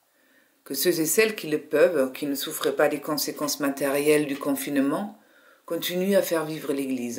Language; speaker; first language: French; native; French